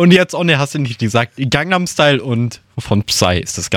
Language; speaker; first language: German; native; German